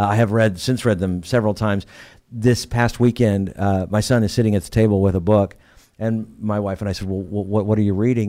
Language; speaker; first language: English; native; English